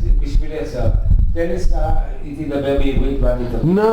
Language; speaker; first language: Hebrew; native; Hebrew